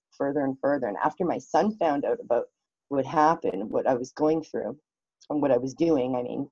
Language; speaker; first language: English; native; English